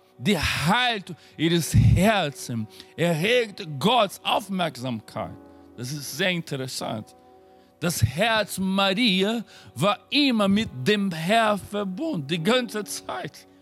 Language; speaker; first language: German; non-native, fluent; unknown